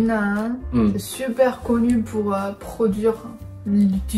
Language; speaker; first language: French; non-native, fluent; Chinese